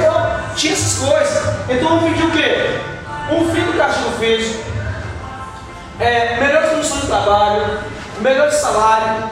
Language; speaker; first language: Portuguese; native; Portuguese